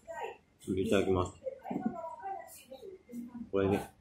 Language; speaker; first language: Japanese; native; Japanese